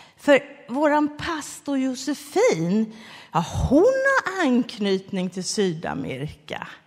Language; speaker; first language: Swedish; native; Swedish